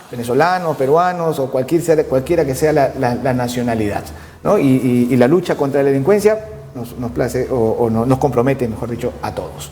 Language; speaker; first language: Spanish; native; Spanish